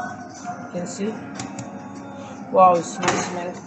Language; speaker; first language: English; non-native, local second language; Sinhala